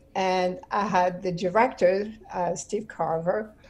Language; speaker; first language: English; non-native, fluent; French